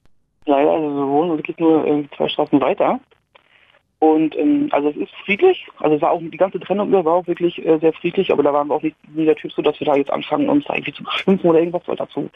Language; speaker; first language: German; native; German